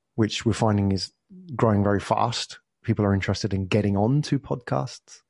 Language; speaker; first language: English; native; English